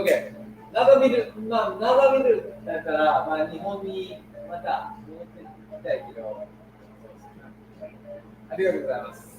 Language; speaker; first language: Japanese; non-native, learner; English